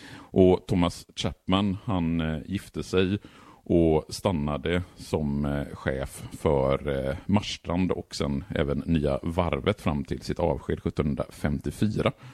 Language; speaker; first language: Swedish; native; Swedish